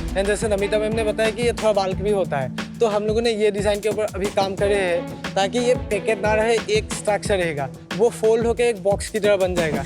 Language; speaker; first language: Hindi; non-native, local second language; Assamese